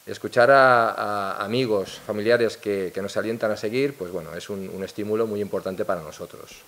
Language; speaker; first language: Spanish; non-native, local second language; Catalan